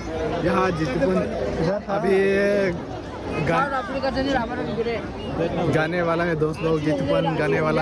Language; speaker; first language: Hindi; non-native, local second language; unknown